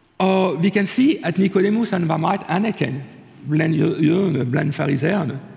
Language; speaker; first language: Danish; non-native, fluent; French